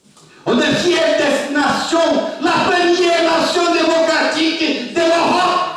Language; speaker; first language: French; non-native, fluent; Portuguese